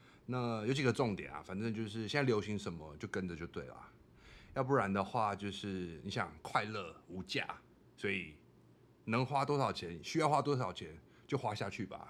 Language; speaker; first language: Chinese; non-native, fluent; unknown